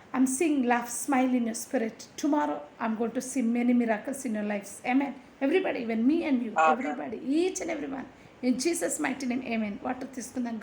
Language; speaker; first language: English; non-native, local second language; Telugu